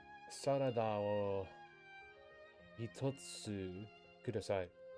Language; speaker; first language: Japanese; non-native, learner; English